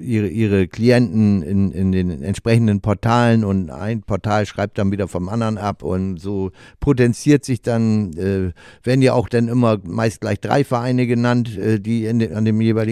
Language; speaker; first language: German; native; German